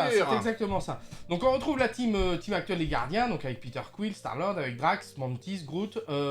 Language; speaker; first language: French; native; French